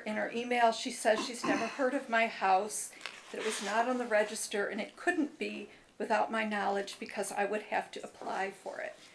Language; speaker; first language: English; native; English